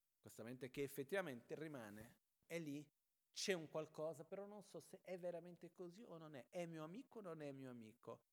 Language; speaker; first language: Italian; non-native, fluent; Portuguese